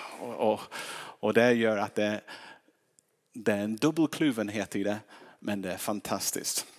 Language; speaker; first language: Swedish; non-native, fluent; English